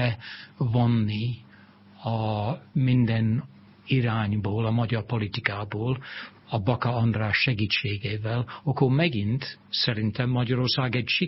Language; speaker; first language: Hungarian; non-native, fluent; English